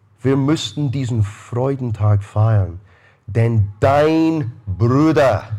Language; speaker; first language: German; non-native, fluent; English